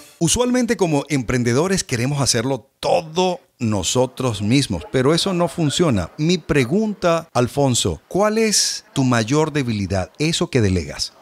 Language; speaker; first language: Spanish; native; Spanish